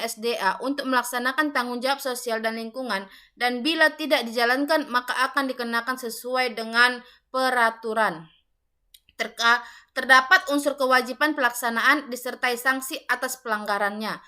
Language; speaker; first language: Indonesian; native; Indonesian